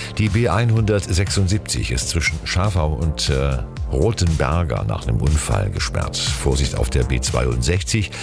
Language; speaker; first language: German; native; German